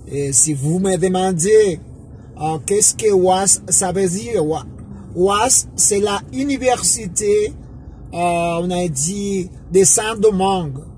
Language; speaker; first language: French; non-native, fluent; Spanish